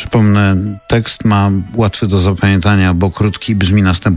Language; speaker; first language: Polish; native; Polish